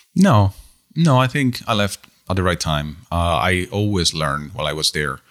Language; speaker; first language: English; non-native, fluent; Spanish